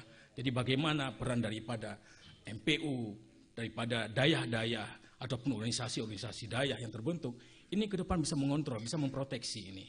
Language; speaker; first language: Indonesian; native; Indonesian